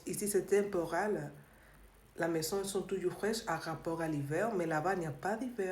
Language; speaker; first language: French; non-native, learner; Spanish